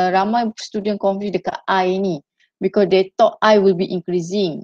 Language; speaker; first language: English; non-native, local second language; Malay